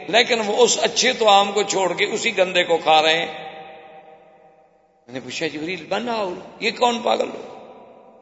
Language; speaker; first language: Urdu; native; Urdu